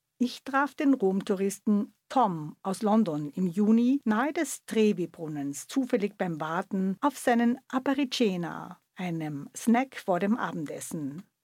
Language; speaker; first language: German; native; German